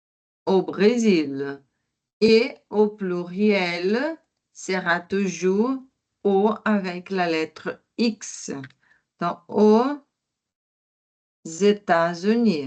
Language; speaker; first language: French; non-native, fluent; Portuguese